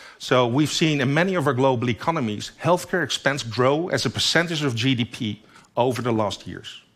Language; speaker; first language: English; non-native, fluent; Dutch